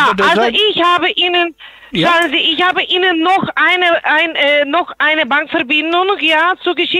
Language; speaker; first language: German; non-native, fluent; Polish